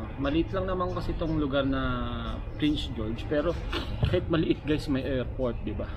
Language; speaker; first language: Filipino; non-native, local second language; Hiligaynon